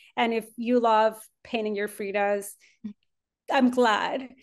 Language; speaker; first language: English; non-native, fluent; Spanish